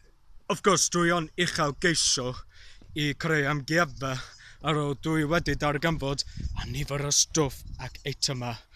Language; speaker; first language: Welsh; non-native, learner; English